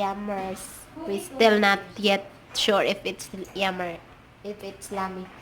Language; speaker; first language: English; non-native, local second language; Cebuano